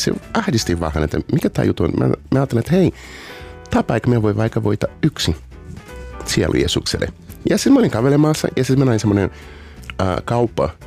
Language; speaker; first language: Finnish; non-native, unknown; Portuguese